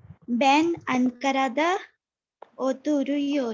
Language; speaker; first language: Turkish; non-native, learner; Urdu